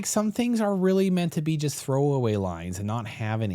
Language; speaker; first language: English; native; English